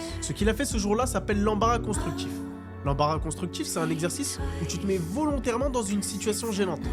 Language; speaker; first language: French; native; French